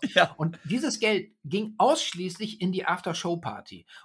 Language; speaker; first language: German; native; German